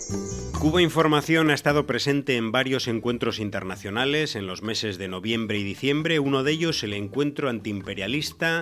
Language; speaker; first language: Spanish; native; Spanish